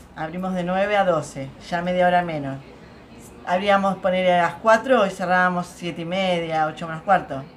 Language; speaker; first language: Spanish; native; Spanish